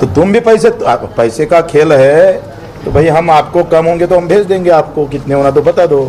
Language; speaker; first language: Hindi; non-native, local second language; Marathi